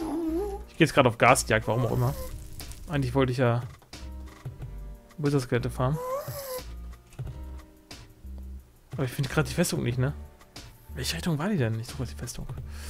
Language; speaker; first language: German; native; German